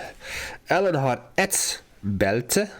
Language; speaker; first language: Swedish; non-native, learner; Dutch